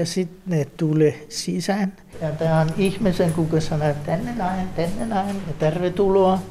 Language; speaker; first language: Finnish; non-native, learner; Danish